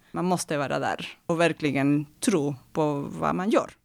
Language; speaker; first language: Swedish; non-native, fluent; Spanish